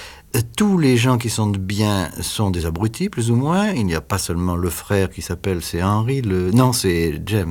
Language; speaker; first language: French; native; French